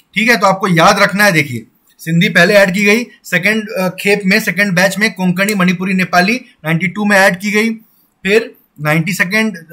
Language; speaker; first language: Hindi; non-native, local second language; Maithili